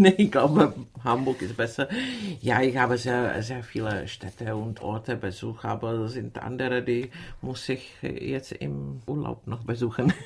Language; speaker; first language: German; non-native, fluent; Czech